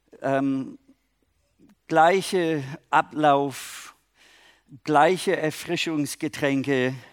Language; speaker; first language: German; non-native, fluent; English